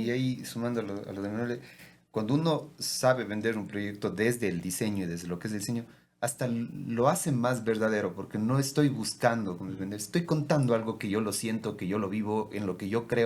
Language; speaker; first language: Spanish; native; Spanish